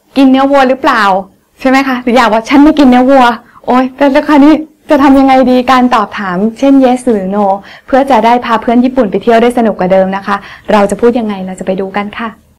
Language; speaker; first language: Thai; native; Thai